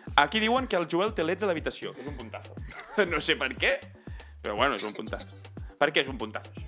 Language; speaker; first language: Catalan; native; Catalan